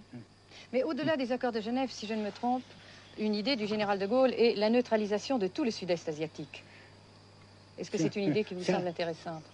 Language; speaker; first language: French; native; French